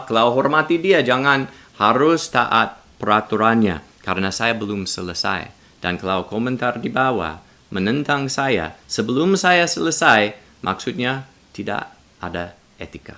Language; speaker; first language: Indonesian; non-native, learner; English